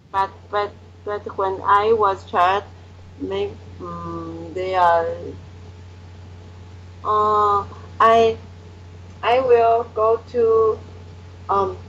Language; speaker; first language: English; non-native, learner; Chinese